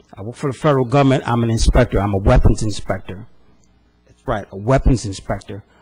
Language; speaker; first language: English; native; English